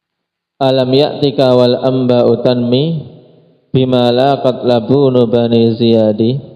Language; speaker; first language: Arabic; non-native, fluent; Indonesian